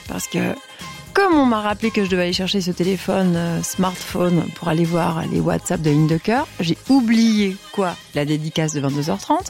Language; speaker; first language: French; native; French